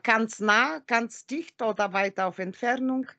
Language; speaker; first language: German; non-native, fluent; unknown